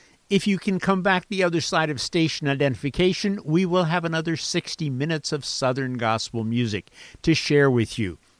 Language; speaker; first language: English; native; English